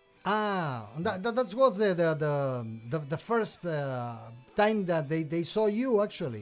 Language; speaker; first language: English; non-native, fluent; Spanish